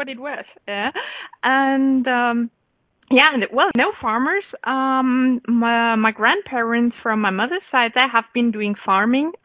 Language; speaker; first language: English; non-native, fluent; German